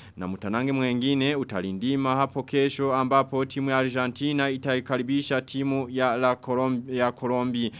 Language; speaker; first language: Swahili; non-native, local second language; Rundi